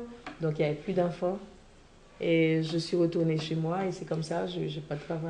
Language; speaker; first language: French; non-native, local second language; Haitian Creole